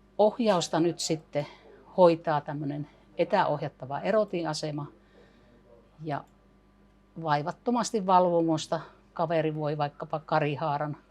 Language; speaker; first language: Finnish; native; Finnish